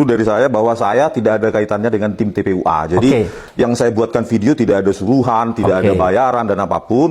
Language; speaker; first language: Indonesian; native; Indonesian